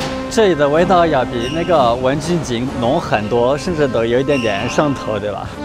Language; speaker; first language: Chinese; non-native, fluent; French